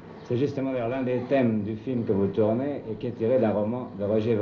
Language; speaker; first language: French; native; French